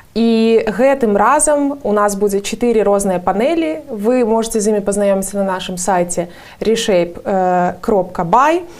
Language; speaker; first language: Belarusian; non-native, local second language; Russian